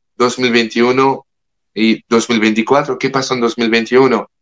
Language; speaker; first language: Spanish; non-native, fluent; French